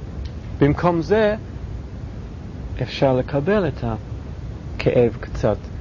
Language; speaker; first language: Hebrew; non-native, fluent; English